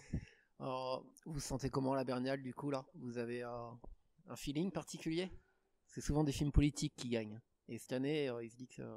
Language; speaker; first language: French; native; French